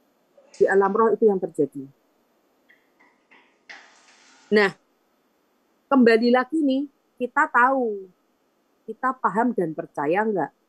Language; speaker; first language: Indonesian; native; Indonesian